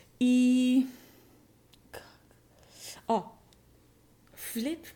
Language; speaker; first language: Russian; non-native, learner; English